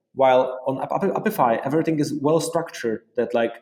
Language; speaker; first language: English; non-native, fluent; Czech